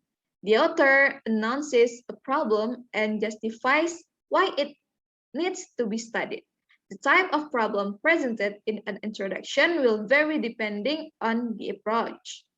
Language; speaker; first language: English; non-native, learner; Indonesian